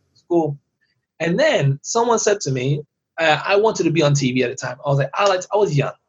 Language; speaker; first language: English; early bilingual, other home language; Persian